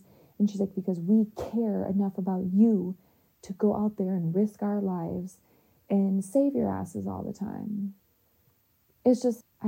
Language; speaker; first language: English; native; English